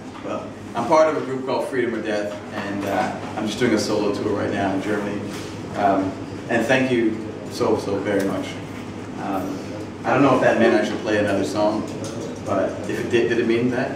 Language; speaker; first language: English; native; English